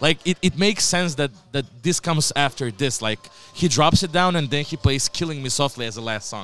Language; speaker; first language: English; non-native, fluent; Macedonian